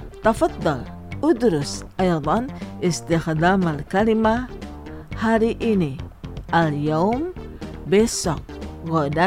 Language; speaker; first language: Arabic; non-native, fluent; Indonesian